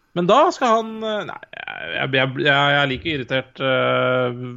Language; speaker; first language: Norwegian; native; Norwegian